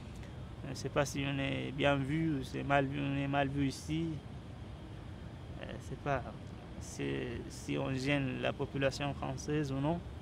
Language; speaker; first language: French; non-native, learner; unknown